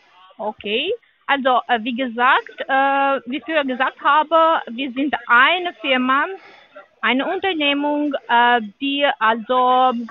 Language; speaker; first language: German; non-native, learner; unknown